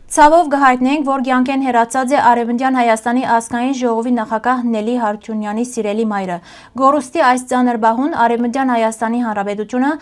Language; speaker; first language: Armenian; early bilingual, heritage; Armenian